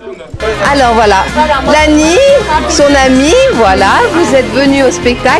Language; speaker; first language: French; native; French